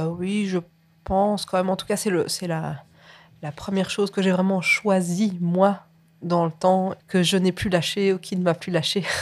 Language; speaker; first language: French; native; French